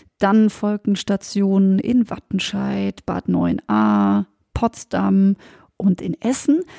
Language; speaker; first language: German; native; German